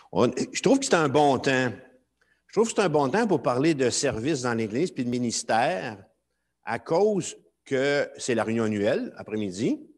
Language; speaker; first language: French; native; French